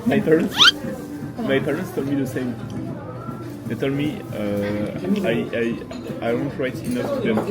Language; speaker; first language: English; non-native, fluent; French